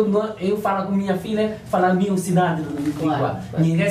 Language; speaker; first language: Portuguese; non-native, learner; Chinese